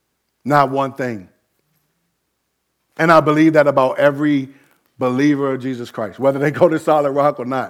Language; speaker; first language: English; native; English